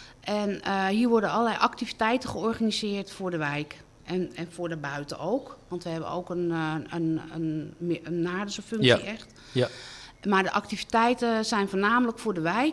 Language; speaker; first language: Dutch; native; Dutch